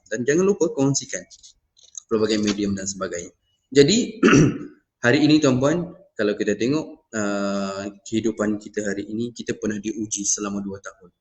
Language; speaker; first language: Malay; non-native, local second language; Iban